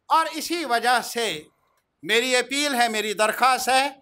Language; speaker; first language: Urdu; native; Urdu